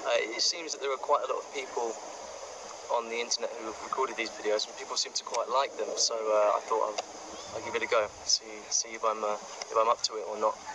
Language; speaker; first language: English; native; English